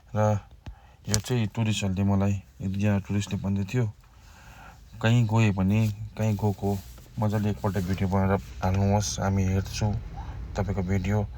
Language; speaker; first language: Nepali; native; Nepali